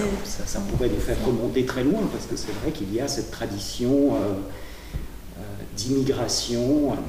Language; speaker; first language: French; native; French